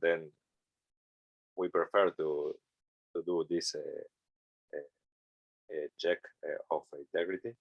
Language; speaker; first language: English; non-native, learner; Spanish